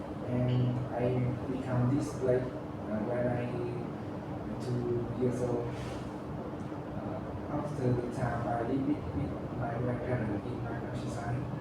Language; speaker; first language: English; non-native, learner; Chinese